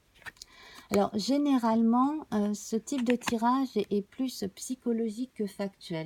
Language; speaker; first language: French; native; French